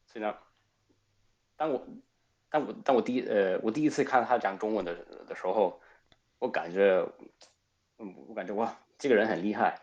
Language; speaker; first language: Chinese; non-native, fluent; Spanish